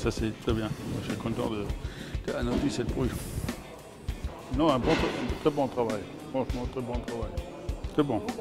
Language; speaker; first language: French; non-native, fluent; German